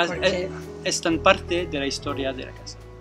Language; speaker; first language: Spanish; non-native, fluent; French